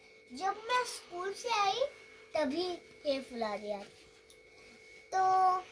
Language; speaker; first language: Hindi; non-native, local second language; Bangla